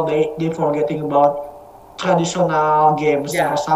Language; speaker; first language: English; non-native, learner; Indonesian